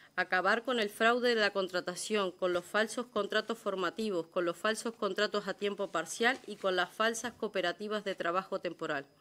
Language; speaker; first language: Spanish; native; Spanish